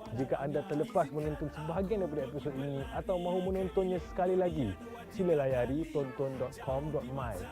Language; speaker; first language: Malay; native; Malay